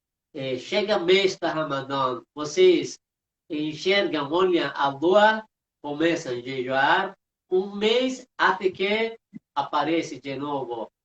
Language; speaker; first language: Portuguese; non-native, fluent; Persian